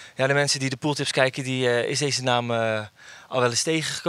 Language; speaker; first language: Dutch; native; Dutch